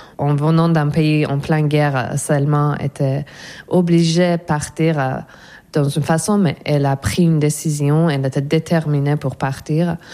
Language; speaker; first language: French; non-native, fluent; Persian